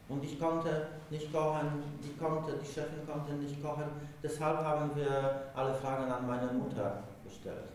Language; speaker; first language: German; non-native, fluent; Polish